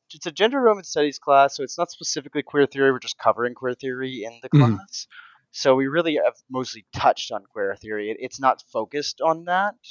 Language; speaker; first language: English; native; English